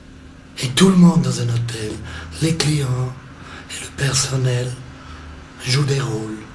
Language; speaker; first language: French; non-native, local second language; German